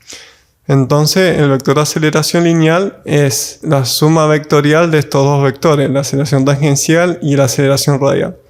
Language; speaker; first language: Spanish; native; Spanish